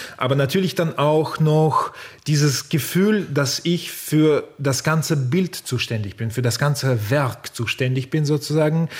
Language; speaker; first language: German; non-native, fluent; Russian